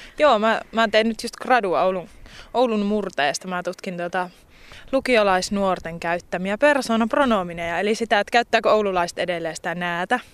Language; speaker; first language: Finnish; native; Finnish